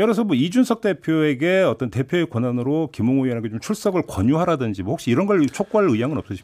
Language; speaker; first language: Korean; native; Korean